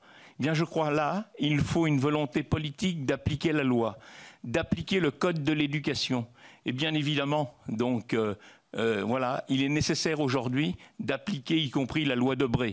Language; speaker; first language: French; native; French